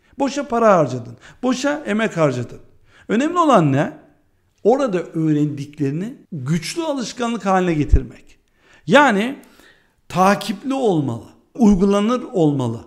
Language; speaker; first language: Turkish; early bilingual, heritage; Turkish